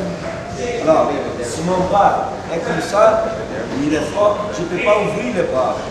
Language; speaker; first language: French; non-native, learner; Portuguese